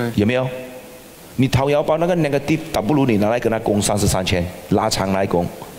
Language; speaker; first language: Chinese; native; Chinese